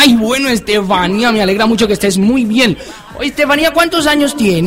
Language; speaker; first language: Spanish; native; Spanish